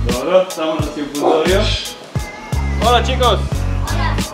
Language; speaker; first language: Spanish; non-native, learner; Serbian